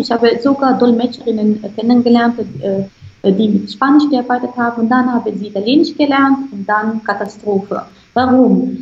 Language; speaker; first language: German; non-native, fluent; Italian